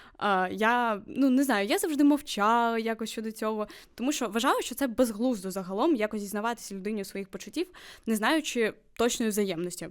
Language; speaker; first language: Ukrainian; native; Ukrainian